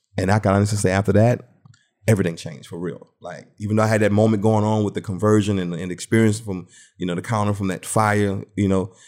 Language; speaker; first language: English; native; English